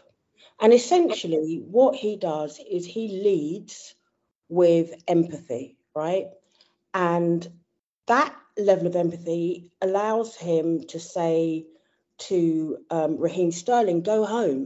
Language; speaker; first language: English; native; English